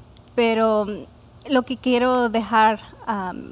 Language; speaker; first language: Spanish; early bilingual, heritage; Spanish